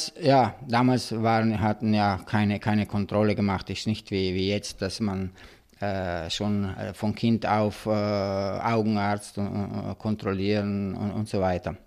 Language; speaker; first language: German; non-native, local second language; Italian